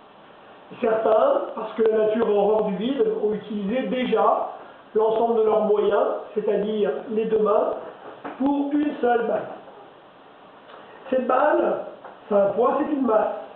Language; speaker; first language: French; native; French